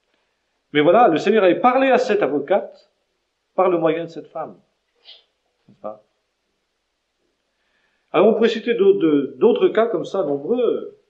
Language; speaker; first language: French; native; French